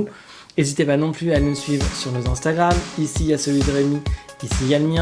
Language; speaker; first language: French; native; French